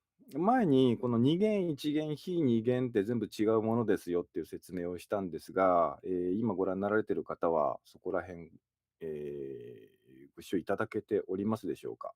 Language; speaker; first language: Japanese; native; Japanese